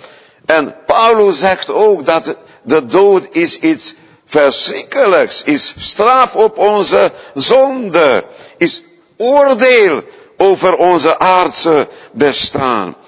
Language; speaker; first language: Dutch; non-native, fluent; Hungarian